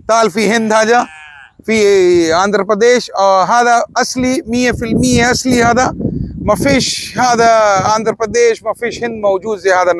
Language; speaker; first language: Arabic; non-native, learner; Urdu